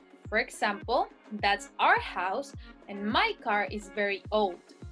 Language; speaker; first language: English; non-native, fluent; Spanish